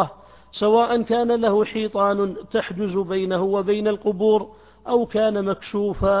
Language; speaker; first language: Arabic; native; Arabic